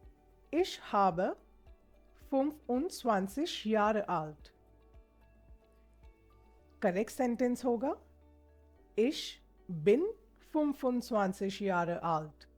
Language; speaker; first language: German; non-native, fluent; Hindi